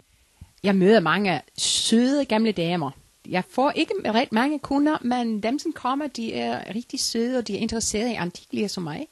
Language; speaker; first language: Danish; non-native, learner; Icelandic